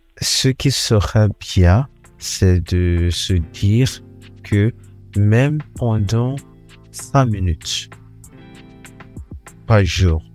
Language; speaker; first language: French; non-native, fluent; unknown